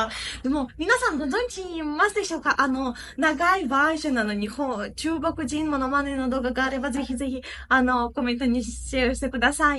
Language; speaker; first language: Japanese; non-native, fluent; Ukrainian